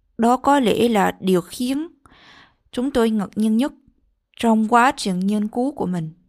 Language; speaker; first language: Vietnamese; early bilingual, heritage; Vietnamese